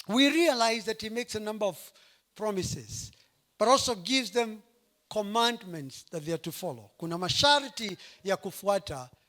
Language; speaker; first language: English; non-native, local second language; Swahili